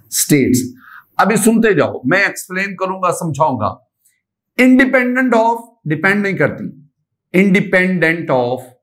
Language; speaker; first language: Urdu; non-native, local second language; Punjabi